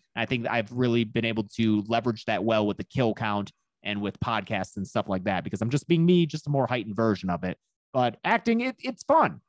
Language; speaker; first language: English; native; English